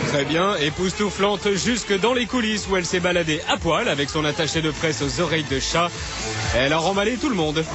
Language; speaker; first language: French; native; French